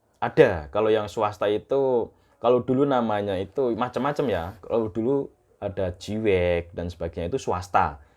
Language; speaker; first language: Indonesian; non-native, local second language; Javanese